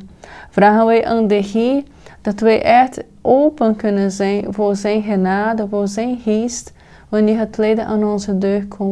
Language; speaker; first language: Dutch; non-native, fluent; Portuguese